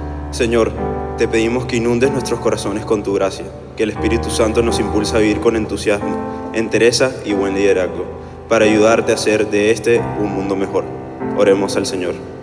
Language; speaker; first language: Spanish; early bilingual, heritage; Spanish